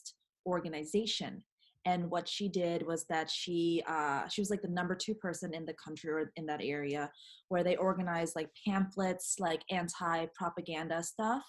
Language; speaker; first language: English; native; English